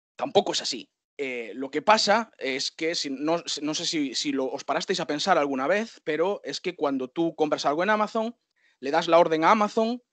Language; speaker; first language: Spanish; native; Spanish